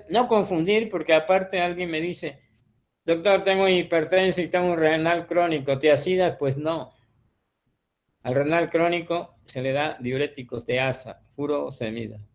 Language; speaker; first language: Spanish; native; Spanish